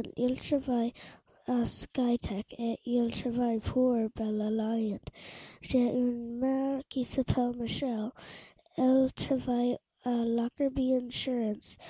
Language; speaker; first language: French; non-native, learner; English